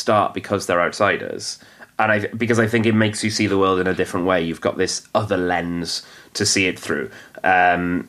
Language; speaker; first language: English; non-native, local second language; Welsh